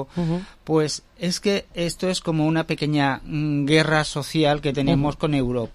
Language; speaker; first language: Spanish; native; Spanish